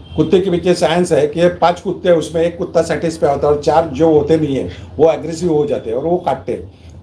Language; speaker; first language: Hindi; non-native, local second language; Marathi